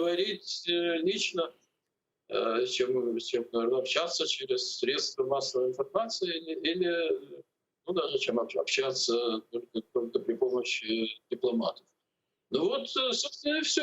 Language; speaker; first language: Russian; native; Russian